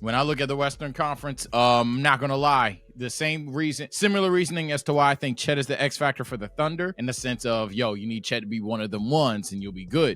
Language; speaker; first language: English; native; English